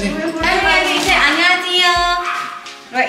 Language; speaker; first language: Korean; non-native, fluent; German